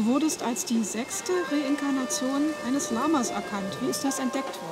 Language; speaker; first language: German; native; German